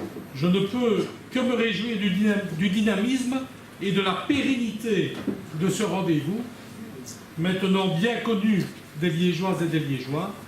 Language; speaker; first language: French; native; French